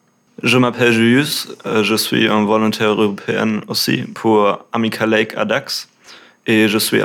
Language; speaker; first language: French; non-native, learner; German